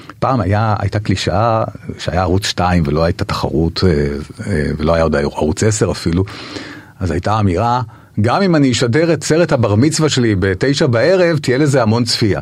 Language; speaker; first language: Hebrew; native; Hebrew